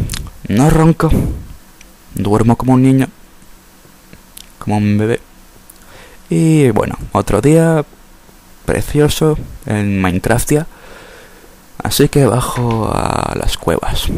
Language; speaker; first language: Spanish; native; Spanish